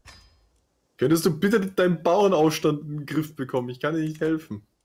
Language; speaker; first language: German; native; German